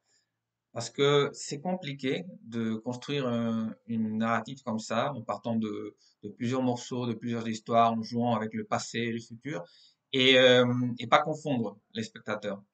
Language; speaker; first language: French; non-native, fluent; Spanish